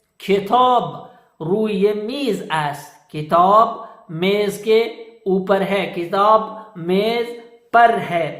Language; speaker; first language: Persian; non-native, fluent; Urdu